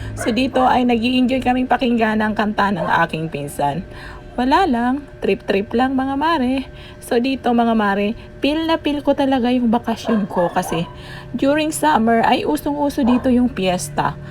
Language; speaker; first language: Filipino; non-native, local second language; Bikol